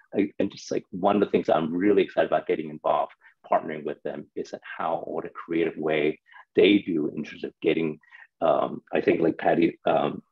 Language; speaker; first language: English; non-native, local second language; Cantonese